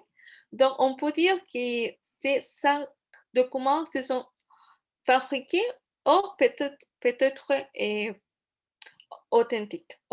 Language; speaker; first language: French; non-native, fluent; Spanish